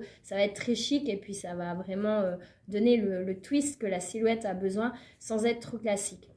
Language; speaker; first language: French; native; French